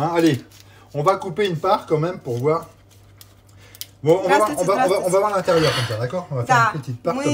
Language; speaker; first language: French; native; French